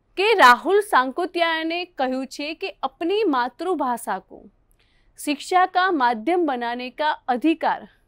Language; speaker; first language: Gujarati; native; Gujarati